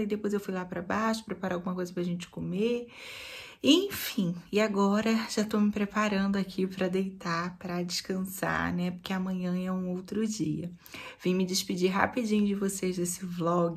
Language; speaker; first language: Portuguese; native; Portuguese